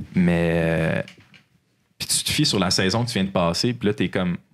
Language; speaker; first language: French; native; French